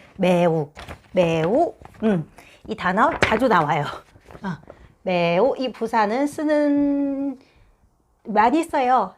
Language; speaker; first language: Korean; non-native, fluent; Chinese